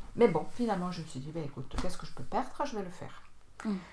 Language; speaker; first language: French; native; French